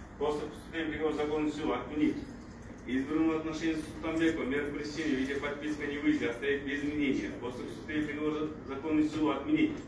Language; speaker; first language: Russian; non-native, local second language; Kyrgyz